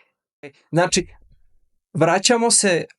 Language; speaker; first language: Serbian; early bilingual, heritage; Serbian